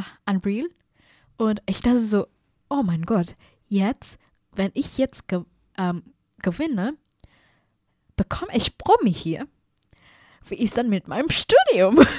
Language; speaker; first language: German; non-native, fluent; Indonesian